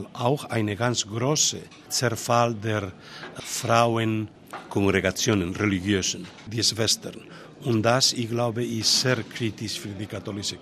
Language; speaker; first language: German; non-native, learner; Spanish